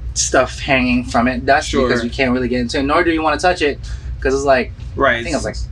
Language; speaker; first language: English; early bilingual, other home language; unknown